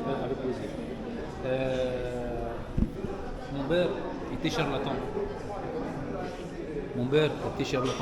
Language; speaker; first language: French; non-native, fluent; Arabic